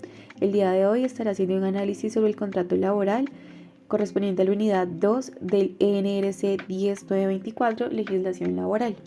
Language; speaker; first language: Spanish; native; Spanish